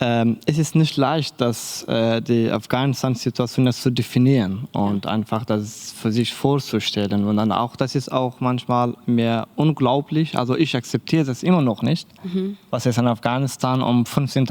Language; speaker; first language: German; non-native, learner; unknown